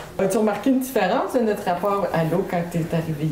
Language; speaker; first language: French; native; French